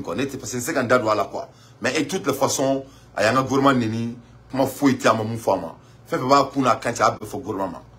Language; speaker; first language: French; non-native, local second language; Bambara